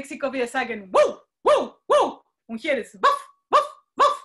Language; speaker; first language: German; non-native, fluent; Spanish